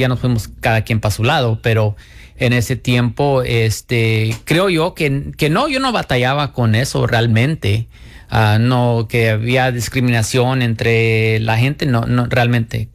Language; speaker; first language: Spanish; early bilingual, heritage; Spanish